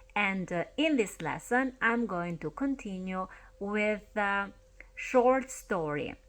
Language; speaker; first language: English; non-native, fluent; Albanian